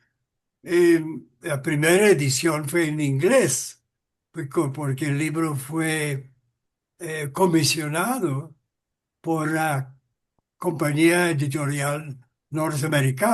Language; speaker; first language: Spanish; non-native, fluent; English